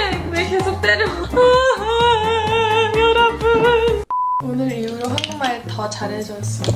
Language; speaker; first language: Korean; early bilingual, heritage; English